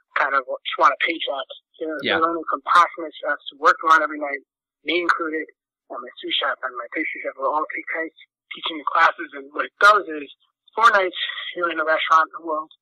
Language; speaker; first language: English; native; English